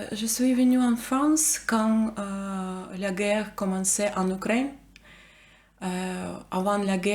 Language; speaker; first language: French; non-native, learner; Ukrainian